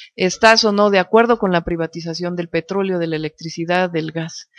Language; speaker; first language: Spanish; native; Spanish